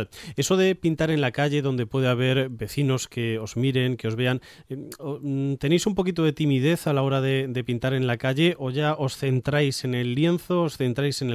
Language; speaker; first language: Spanish; native; Spanish